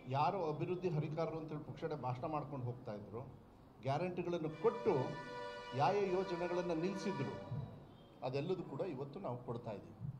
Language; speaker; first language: Kannada; native; Kannada